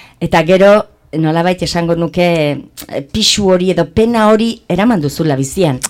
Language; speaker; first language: Basque; native; Basque